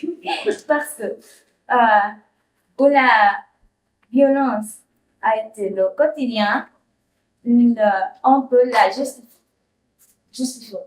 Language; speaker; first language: French; non-native, learner; Spanish